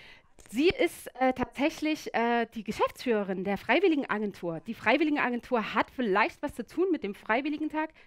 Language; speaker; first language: German; native; German